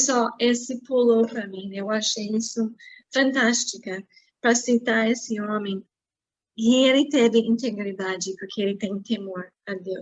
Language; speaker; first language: Portuguese; non-native, fluent; English